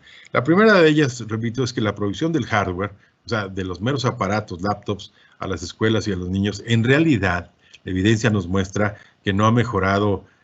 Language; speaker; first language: Spanish; native; Spanish